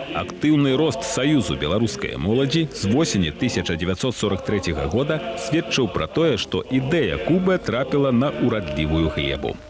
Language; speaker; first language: Belarusian; native; Belarusian